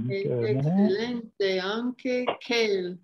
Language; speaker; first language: Italian; non-native, learner; English